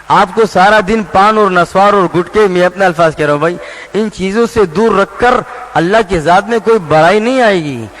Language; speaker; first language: Urdu; non-native, local second language; Pashto